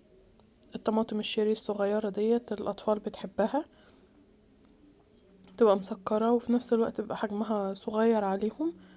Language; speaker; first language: Arabic; native; Arabic